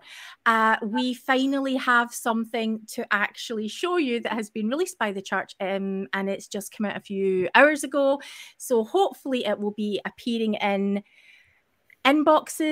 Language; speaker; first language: English; native; English